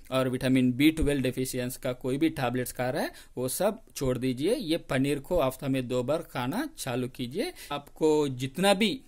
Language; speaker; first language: Hindi; non-native, local second language; Telugu